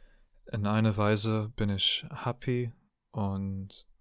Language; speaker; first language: German; non-native, learner; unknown